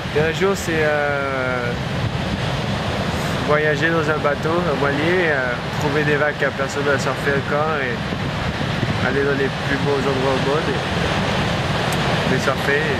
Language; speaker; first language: French; early bilingual, heritage; French